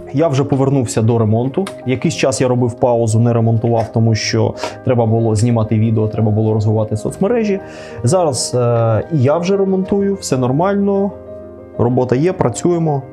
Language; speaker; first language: Ukrainian; native; Ukrainian